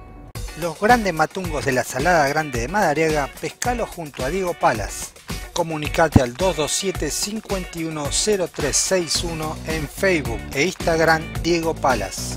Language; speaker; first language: Spanish; native; Spanish